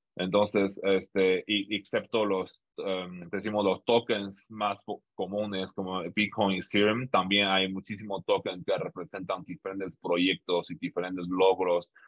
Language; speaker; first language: Spanish; non-native, fluent; Chinese